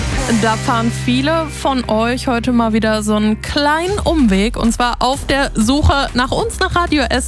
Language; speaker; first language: German; native; German